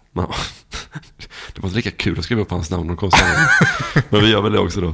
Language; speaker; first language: Swedish; native; Swedish